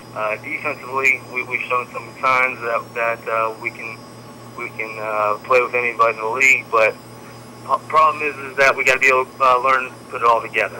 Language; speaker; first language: English; native; English